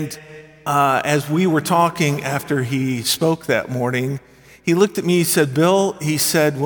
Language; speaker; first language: English; native; English